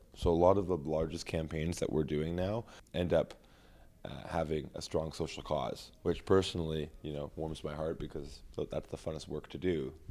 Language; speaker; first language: English; native; English